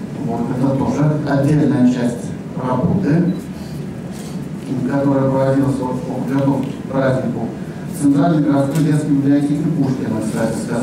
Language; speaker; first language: Russian; native; Russian